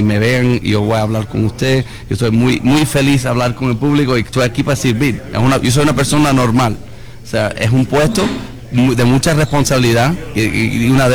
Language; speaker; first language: Spanish; early bilingual, heritage; Spanish